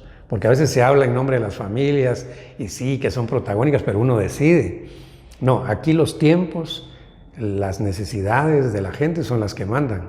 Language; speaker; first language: Spanish; native; Spanish